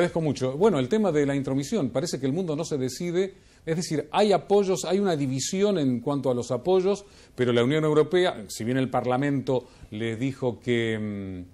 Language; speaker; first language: Spanish; native; Spanish